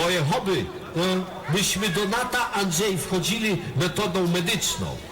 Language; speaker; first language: Polish; native; Polish